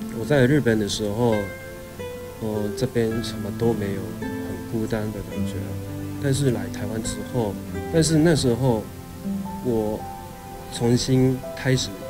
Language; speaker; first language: Chinese; non-native, fluent; Japanese